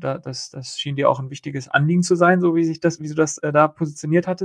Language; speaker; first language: German; native; German